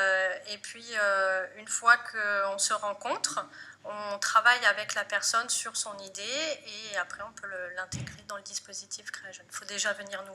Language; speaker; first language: French; native; French